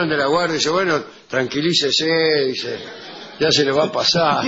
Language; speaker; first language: Spanish; native; Spanish